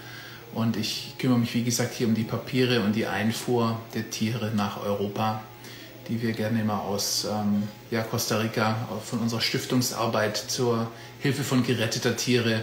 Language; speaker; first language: German; native; German